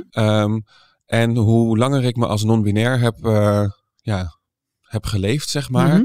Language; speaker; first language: Dutch; native; Dutch